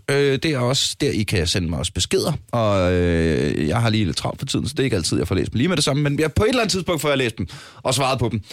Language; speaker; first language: Danish; native; Danish